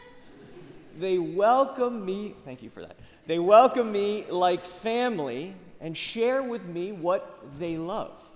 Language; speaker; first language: English; native; English